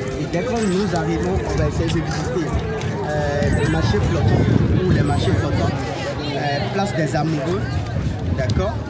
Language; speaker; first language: French; non-native, local second language; Fon